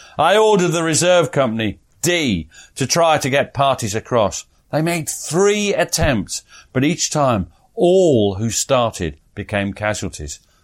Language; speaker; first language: English; native; English